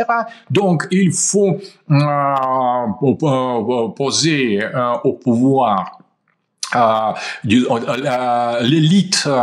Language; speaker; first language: French; non-native, fluent; Russian